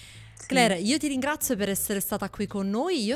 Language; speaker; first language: Italian; native; Italian